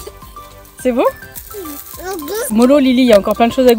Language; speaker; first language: French; native; French